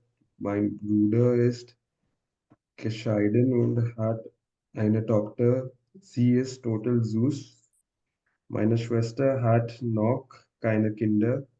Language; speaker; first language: German; non-native, learner; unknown